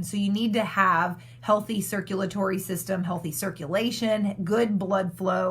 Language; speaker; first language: English; native; English